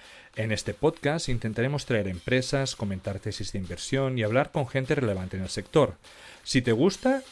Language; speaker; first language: Spanish; native; Spanish